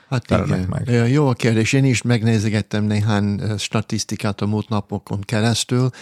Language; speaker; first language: Hungarian; non-native, fluent; English